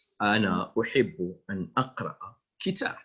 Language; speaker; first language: Arabic; non-native, fluent; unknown